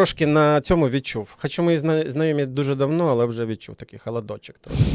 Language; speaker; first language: Ukrainian; native; Ukrainian